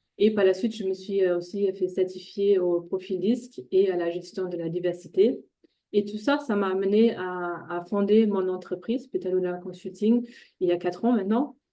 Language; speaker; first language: French; non-native, fluent; German